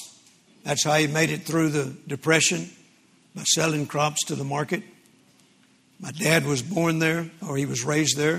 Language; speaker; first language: English; native; English